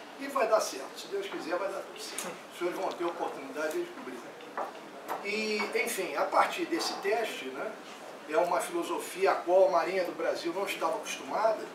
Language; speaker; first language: Portuguese; native; Portuguese